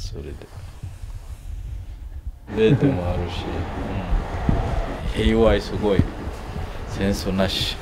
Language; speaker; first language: Japanese; non-native, learner; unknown